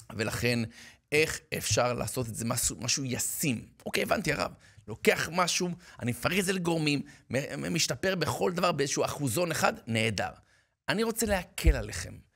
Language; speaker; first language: Hebrew; native; Hebrew